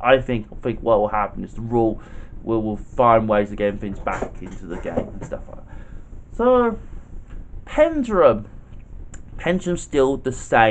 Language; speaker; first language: English; native; English